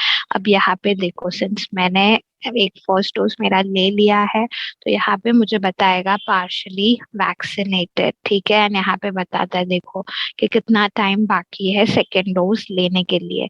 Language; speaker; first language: Hindi; native; Hindi